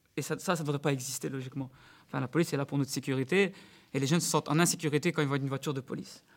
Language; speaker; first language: French; early bilingual, other home language; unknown